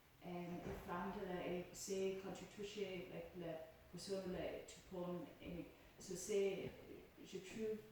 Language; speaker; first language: French; non-native, learner; English